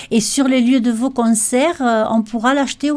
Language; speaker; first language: French; native; French